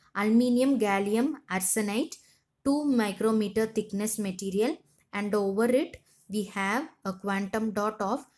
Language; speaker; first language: English; non-native, local second language; Tamil